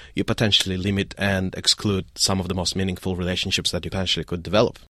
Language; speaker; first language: English; non-native, fluent; Russian